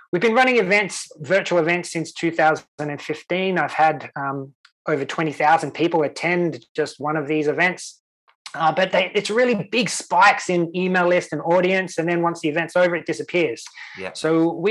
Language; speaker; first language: English; native; English